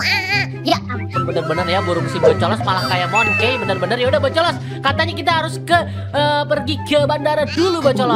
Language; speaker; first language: Indonesian; native; Indonesian